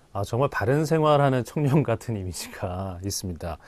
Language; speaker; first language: Korean; native; Korean